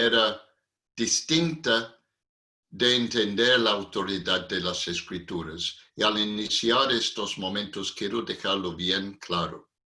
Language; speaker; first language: Spanish; non-native, fluent; English